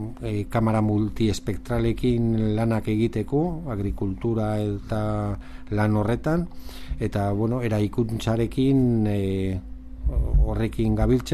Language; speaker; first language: Basque; non-native, local second language; Spanish